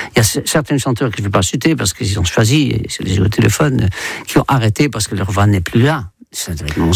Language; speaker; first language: French; non-native, fluent; Dutch